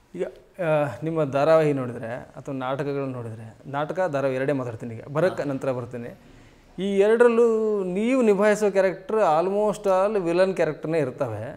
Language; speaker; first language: Kannada; native; Kannada